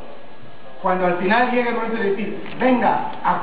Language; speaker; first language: Spanish; native; Spanish